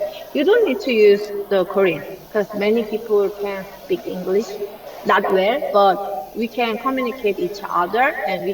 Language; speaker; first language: English; non-native, learner; Korean